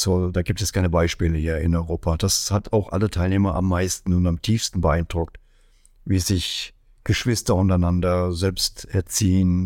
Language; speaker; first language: German; native; German